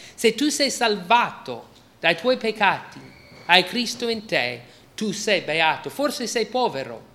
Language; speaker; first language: Italian; non-native, fluent; English